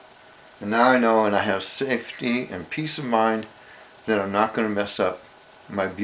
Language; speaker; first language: English; native; English